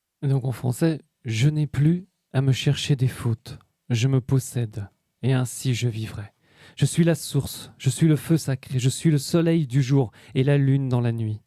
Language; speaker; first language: French; native; French